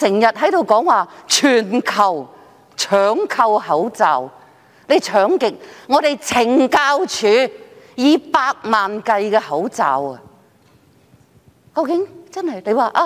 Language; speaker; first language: Chinese; non-native, local second language; Cantonese